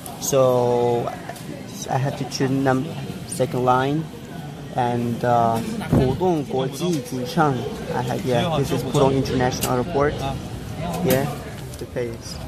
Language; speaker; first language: English; non-native, learner; Tajik